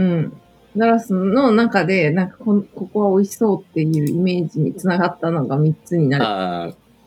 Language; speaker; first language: Japanese; native; Japanese